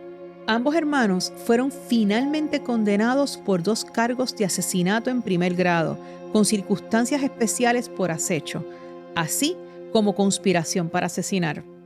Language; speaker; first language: Spanish; native; Spanish